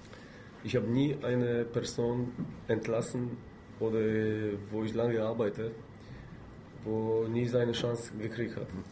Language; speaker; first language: German; non-native, fluent; Polish